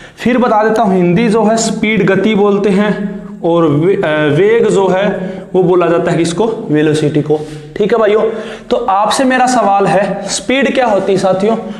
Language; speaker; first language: Hindi; native; Hindi